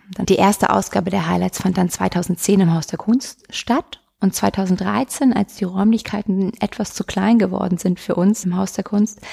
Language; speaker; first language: German; native; German